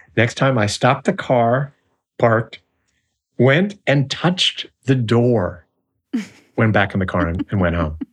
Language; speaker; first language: English; native; English